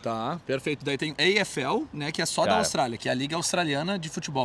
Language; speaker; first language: Portuguese; native; Portuguese